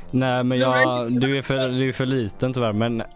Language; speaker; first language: Swedish; native; Swedish